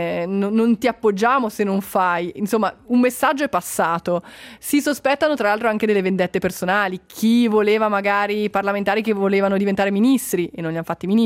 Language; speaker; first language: Italian; native; Italian